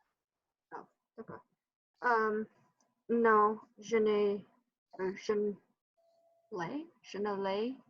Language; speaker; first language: French; non-native, learner; English